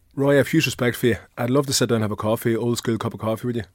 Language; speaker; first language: English; native; English